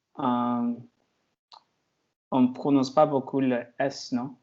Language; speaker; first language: French; non-native, learner; Chinese